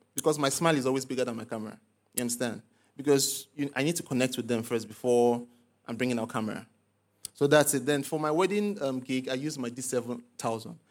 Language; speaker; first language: English; non-native, local second language; Igbo